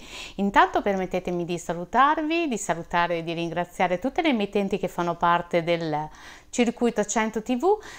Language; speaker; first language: Italian; native; Italian